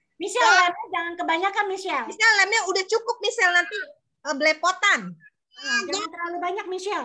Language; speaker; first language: Indonesian; native; Indonesian